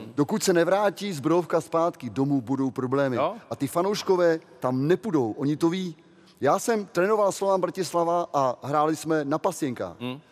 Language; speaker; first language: Czech; native; Czech